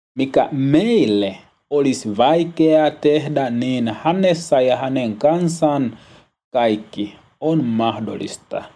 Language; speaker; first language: Finnish; non-native, learner; Swahili